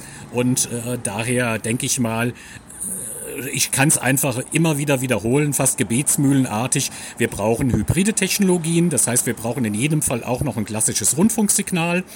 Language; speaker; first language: German; native; German